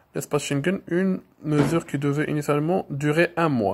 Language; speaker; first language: French; non-native, local second language; Arabic